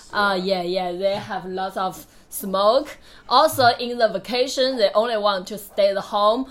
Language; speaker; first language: English; non-native, learner; Chinese